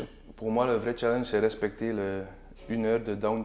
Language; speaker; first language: French; non-native, learner; Dutch